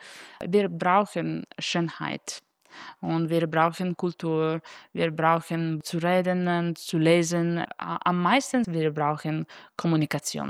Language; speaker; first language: German; non-native, learner; Italian